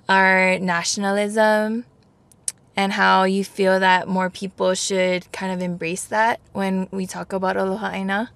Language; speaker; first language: English; native; English